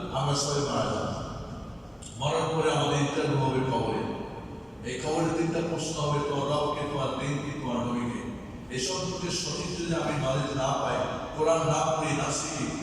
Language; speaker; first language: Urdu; non-native, local second language; Bangla